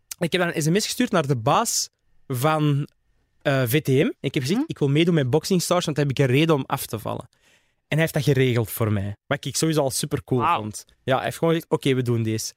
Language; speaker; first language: Dutch; early bilingual, other home language; Arabic